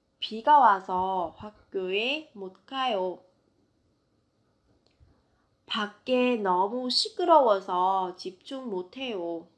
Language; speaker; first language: Korean; non-native, fluent; Vietnamese